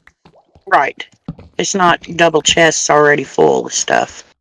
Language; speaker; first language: English; native; English